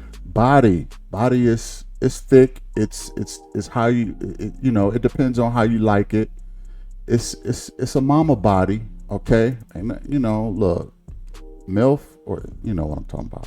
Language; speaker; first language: English; native; English